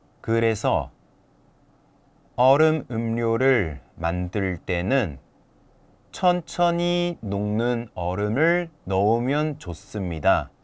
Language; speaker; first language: Korean; non-native, fluent; French